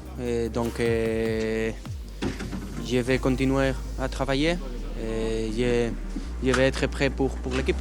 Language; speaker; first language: French; non-native, learner; Spanish